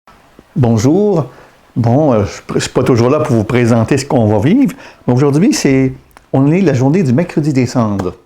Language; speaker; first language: French; native; French